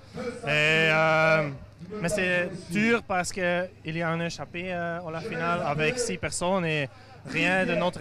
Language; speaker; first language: French; non-native, learner; Dutch